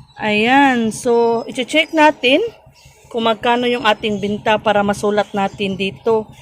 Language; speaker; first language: Filipino; non-native, local second language; Cebuano